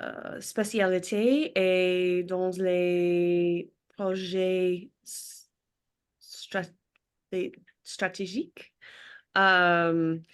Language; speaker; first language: French; non-native, learner; English